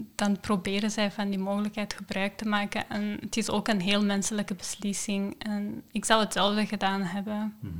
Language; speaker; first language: Dutch; non-native, fluent; Persian